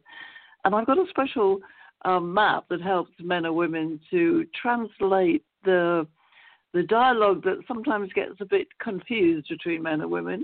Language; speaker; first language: English; native; English